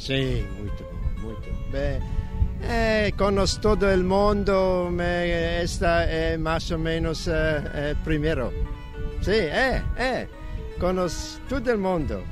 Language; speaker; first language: Portuguese; non-native, learner; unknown